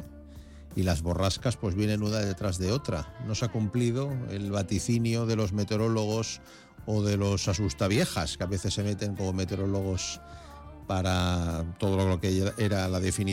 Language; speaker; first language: Spanish; native; Spanish